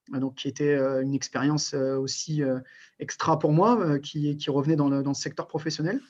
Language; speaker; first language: French; early bilingual, other home language; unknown